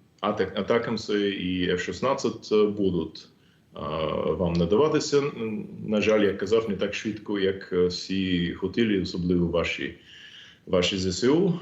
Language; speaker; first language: Ukrainian; non-native, fluent; English